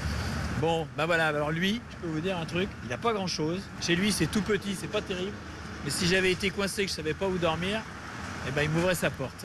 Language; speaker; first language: French; native; French